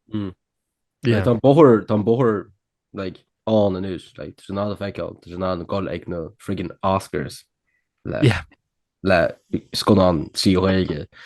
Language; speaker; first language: Irish; native; Irish